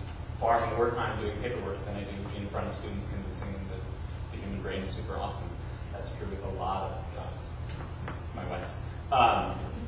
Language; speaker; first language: English; native; English